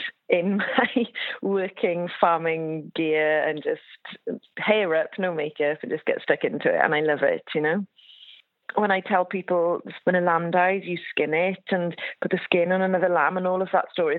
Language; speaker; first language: English; native; English